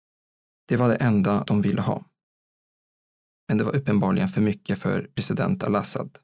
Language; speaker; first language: Swedish; non-native, fluent; Arabic